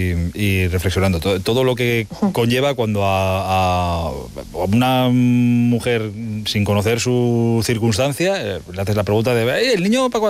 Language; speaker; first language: Spanish; native; Spanish